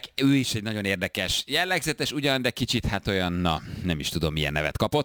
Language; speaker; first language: Hungarian; native; Hungarian